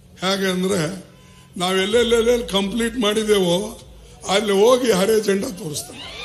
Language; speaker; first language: Kannada; native; Kannada